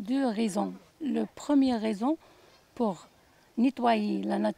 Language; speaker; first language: French; non-native, learner; Arabic